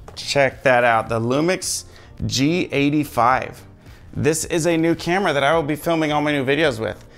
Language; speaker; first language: English; native; English